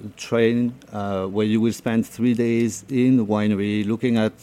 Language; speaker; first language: English; non-native, fluent; French